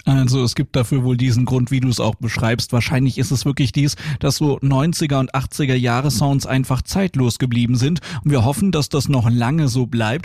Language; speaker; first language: German; native; German